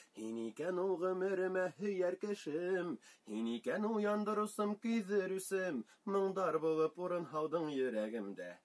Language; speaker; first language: Tatar; native; Tatar